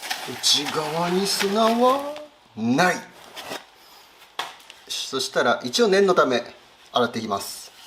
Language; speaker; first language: Japanese; native; Japanese